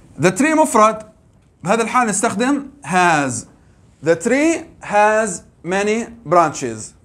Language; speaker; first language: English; non-native, fluent; Arabic